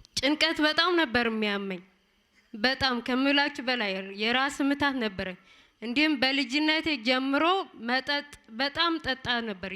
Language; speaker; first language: Amharic; non-native, local second language; Tigrinya